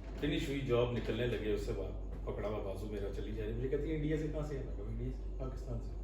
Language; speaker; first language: Urdu; non-native, local second language; Punjabi